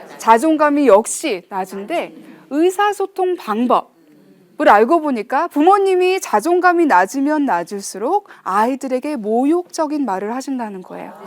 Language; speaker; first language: Korean; early bilingual, heritage; Korean